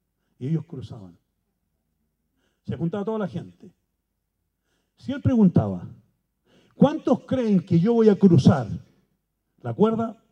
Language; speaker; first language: Spanish; native; Spanish